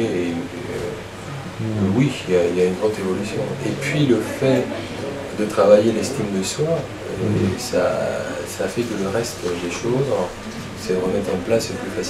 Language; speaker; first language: French; native; French